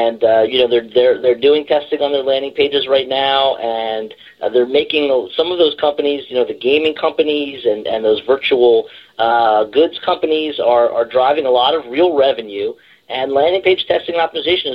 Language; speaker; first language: English; native; English